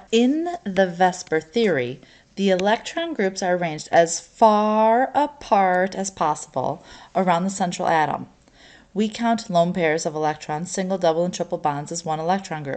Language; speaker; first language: English; native; English